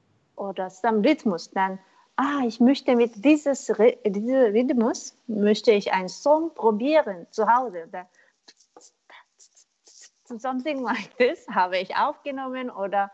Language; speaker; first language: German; non-native, learner; Korean